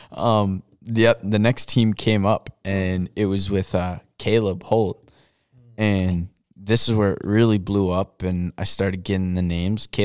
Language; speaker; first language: English; native; English